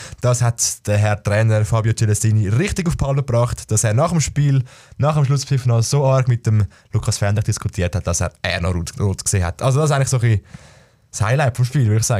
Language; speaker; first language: German; native; German